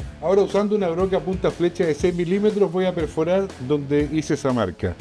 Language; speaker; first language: Spanish; native; Spanish